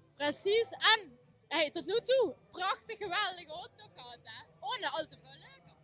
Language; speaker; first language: Dutch; native; Dutch